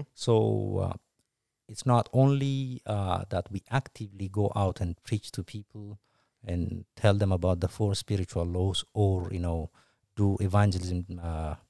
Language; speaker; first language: English; non-native, fluent; Tigrinya